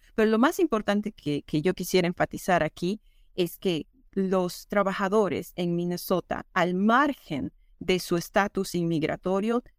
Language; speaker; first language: Spanish; native; Spanish